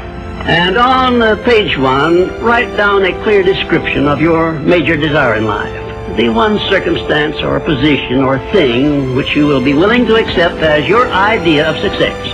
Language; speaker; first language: English; native; English